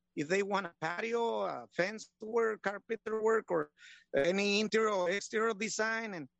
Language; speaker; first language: English; non-native, learner; Spanish